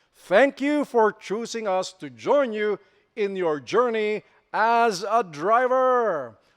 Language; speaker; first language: English; non-native, local second language; Filipino